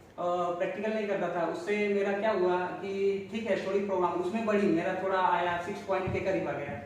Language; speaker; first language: Hindi; native; Hindi